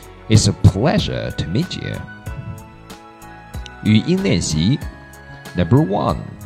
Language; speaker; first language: English; non-native, fluent; Chinese